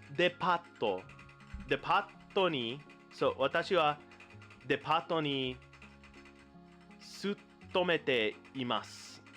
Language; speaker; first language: Japanese; non-native, learner; English